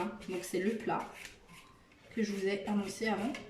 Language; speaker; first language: French; native; French